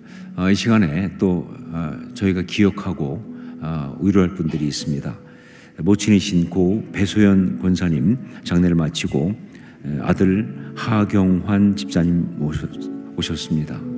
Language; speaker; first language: Korean; native; Korean